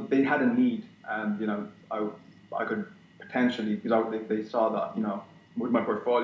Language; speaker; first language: English; native; English